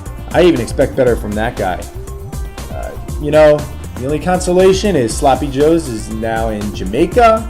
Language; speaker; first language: English; native; English